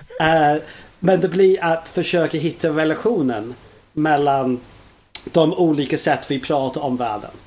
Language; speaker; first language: Swedish; non-native, fluent; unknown